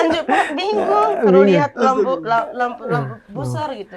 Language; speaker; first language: Indonesian; non-native, fluent; Japanese